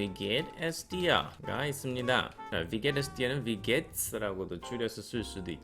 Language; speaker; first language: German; non-native, fluent; Korean